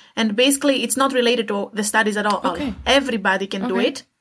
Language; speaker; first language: English; non-native, fluent; Greek